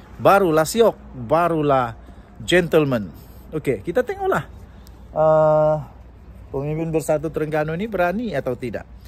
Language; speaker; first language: Malay; native; Malay